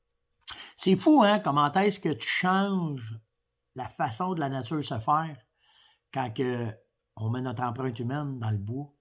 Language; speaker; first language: French; native; French